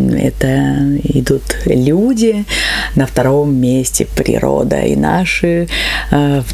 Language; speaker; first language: Russian; native; Russian